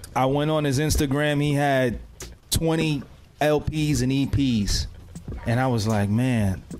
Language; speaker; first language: English; native; English